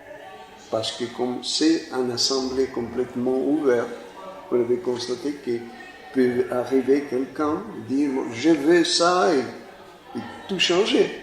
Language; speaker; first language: French; non-native, fluent; Spanish